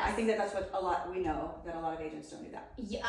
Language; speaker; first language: English; native; English